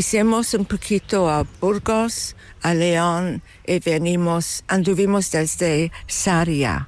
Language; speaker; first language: Spanish; non-native, fluent; English